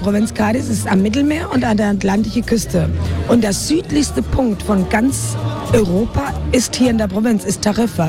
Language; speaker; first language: German; non-native, fluent; Spanish